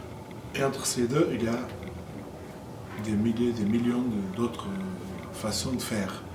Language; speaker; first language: French; non-native, fluent; Portuguese